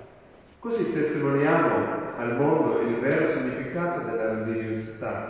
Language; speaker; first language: Italian; non-native, fluent; Malayalam